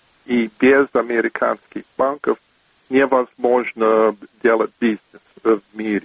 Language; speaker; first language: Russian; non-native, fluent; English